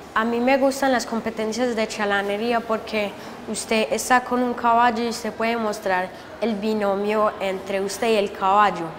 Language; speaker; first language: Spanish; early bilingual, heritage; Spanish